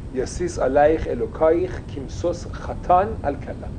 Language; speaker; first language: Persian; native; Persian